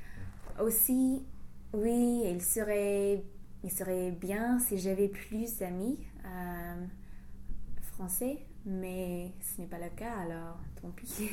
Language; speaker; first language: French; non-native, fluent; English